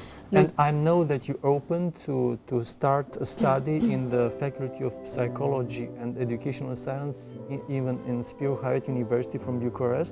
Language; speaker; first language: English; non-native, fluent; Romanian